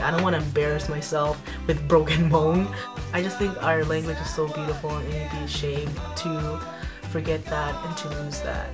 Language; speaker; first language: English; early bilingual, other home language; Hmong